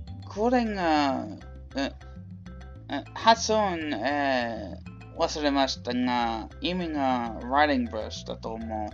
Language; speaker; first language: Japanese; non-native, learner; English